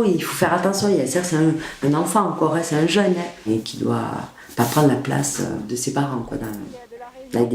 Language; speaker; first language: French; native; French